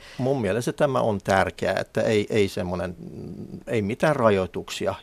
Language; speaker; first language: Finnish; non-native, fluent; Persian